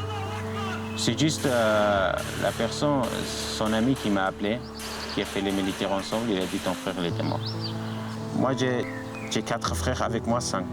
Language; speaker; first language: French; non-native, learner; Arabic